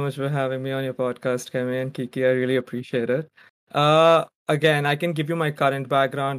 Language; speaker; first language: English; non-native, local second language; Gujarati